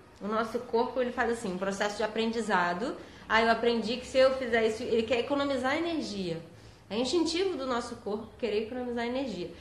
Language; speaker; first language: Portuguese; native; Portuguese